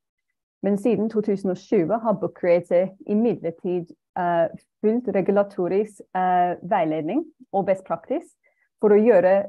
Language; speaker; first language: Norwegian; non-native, fluent; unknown